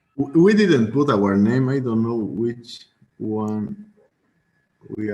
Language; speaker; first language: English; non-native, learner; Spanish